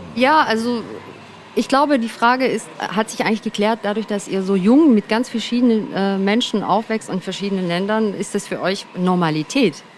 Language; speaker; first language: German; early bilingual, other home language; Turkish